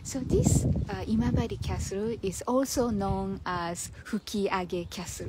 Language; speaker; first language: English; non-native, learner; Japanese